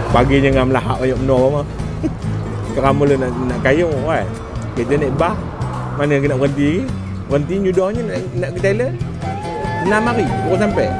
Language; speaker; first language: Malay; native; Malay